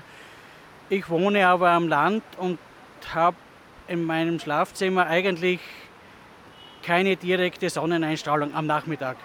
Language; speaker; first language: German; native; German